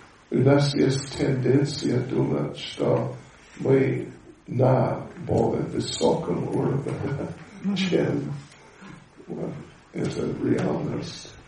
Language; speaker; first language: Russian; non-native, learner; English